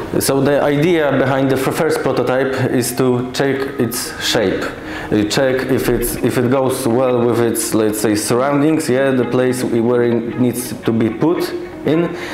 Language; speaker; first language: English; non-native, fluent; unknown